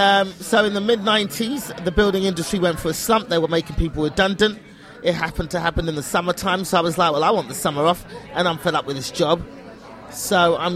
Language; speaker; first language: English; native; English